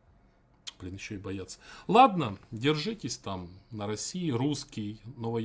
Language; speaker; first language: Russian; native; Russian